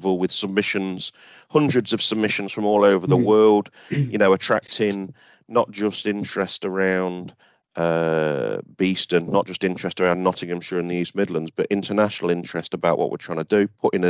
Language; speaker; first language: English; native; English